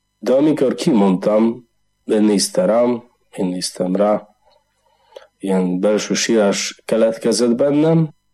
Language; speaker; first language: Hungarian; non-native, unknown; Polish